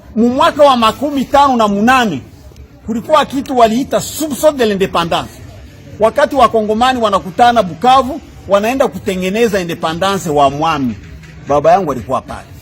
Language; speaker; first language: Swahili; non-native, local second language; Kinyarwanda